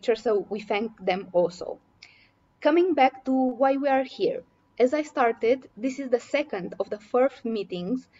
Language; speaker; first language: English; non-native, fluent; Romanian